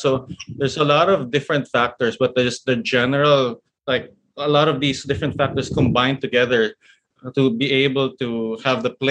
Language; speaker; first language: English; non-native, local second language; Filipino